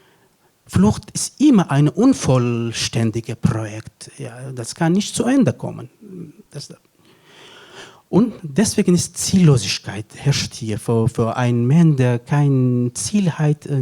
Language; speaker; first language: German; non-native, fluent; Kurdish